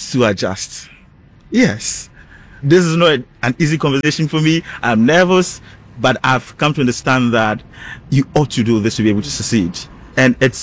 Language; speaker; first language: English; non-native, local second language; Ewe